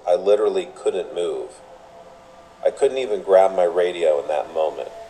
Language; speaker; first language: English; native; English